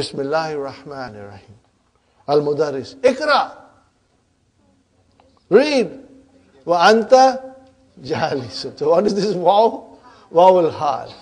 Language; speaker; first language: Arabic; non-native, fluent; English